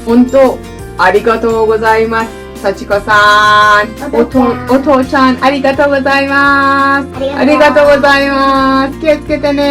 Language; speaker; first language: Japanese; non-native, learner; Persian